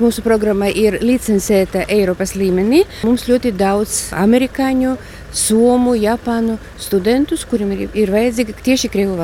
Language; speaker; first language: Latvian; non-native, local second language; Russian